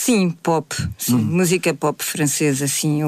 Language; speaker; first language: Portuguese; native; Portuguese